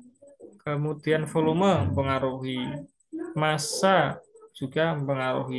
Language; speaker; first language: Indonesian; native; Indonesian